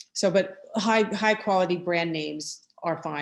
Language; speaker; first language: English; native; English